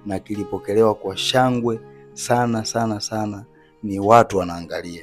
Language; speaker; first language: Swahili; native; Swahili